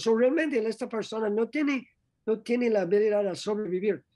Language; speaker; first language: Spanish; non-native, learner; English